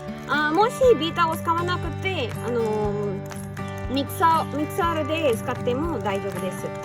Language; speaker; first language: Japanese; non-native, fluent; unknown